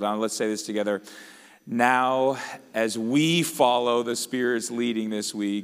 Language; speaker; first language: English; native; English